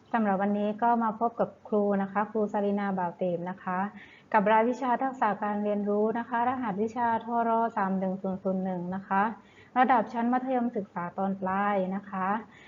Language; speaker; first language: Thai; native; Thai